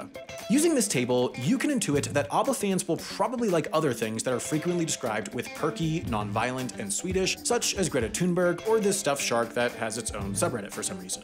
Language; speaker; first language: English; native; English